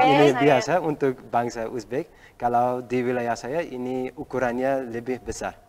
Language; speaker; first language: Indonesian; non-native, learner; Uzbek